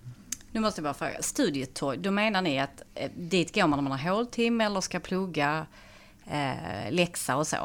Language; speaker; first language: Swedish; native; Swedish